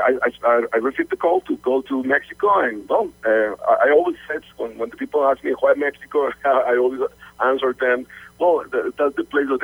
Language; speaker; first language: English; non-native, learner; Spanish